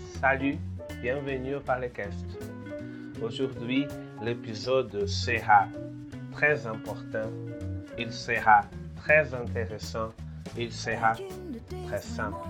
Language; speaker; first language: French; non-native, learner; Portuguese